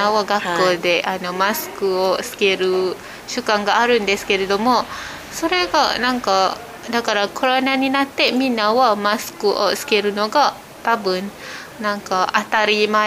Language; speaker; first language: Japanese; non-native, fluent; Malay